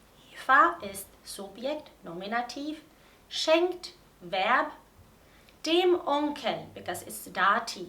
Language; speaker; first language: German; non-native, fluent; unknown